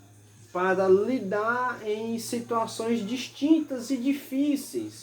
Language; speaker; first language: Portuguese; native; Portuguese